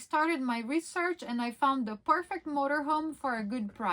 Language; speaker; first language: English; non-native, fluent; Portuguese